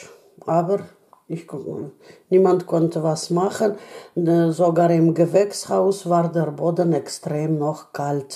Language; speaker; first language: German; non-native, learner; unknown